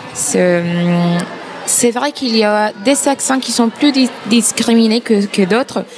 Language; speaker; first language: French; non-native, fluent; Spanish